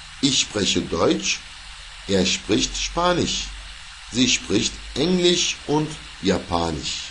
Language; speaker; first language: German; non-native, fluent; Turkish